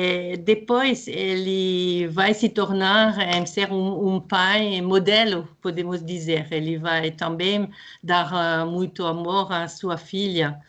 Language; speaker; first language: Portuguese; non-native, fluent; French